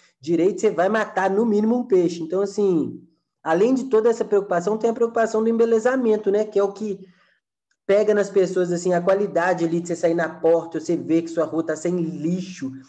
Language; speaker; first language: Portuguese; native; Portuguese